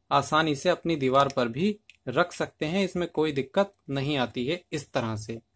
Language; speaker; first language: Hindi; native; Hindi